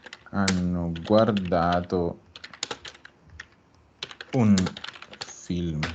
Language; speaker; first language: Italian; non-native, fluent; Spanish